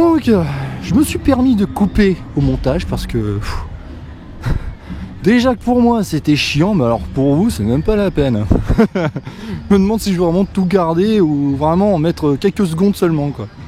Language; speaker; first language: French; native; French